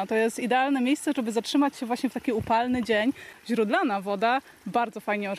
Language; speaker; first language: Polish; native; Polish